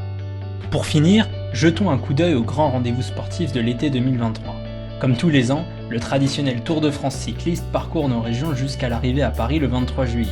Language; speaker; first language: French; native; French